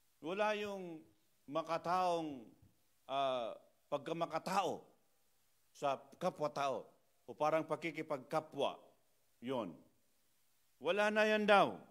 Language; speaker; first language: Filipino; non-native, local second language; Iloko